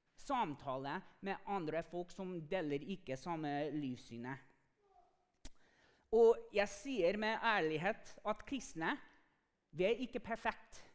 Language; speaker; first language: Norwegian; non-native, fluent; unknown